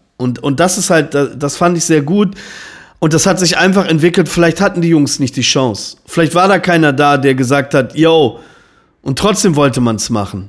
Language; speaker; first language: German; native; German